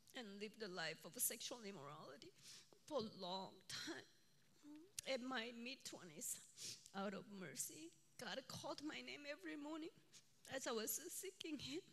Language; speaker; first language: English; non-native, fluent; Korean